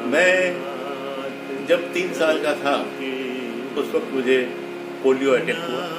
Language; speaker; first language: Hindi; non-native, local second language; Gujarati